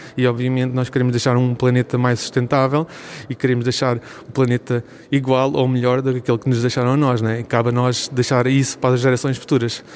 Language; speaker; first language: Portuguese; native; Portuguese